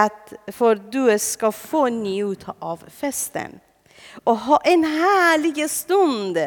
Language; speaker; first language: Swedish; non-native, fluent; Persian